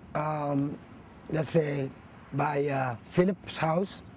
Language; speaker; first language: English; non-native, fluent; Papiamento